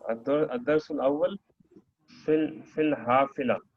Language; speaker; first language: Arabic; non-native, learner; Urdu